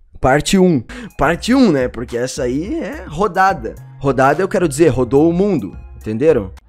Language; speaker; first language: Portuguese; native; Portuguese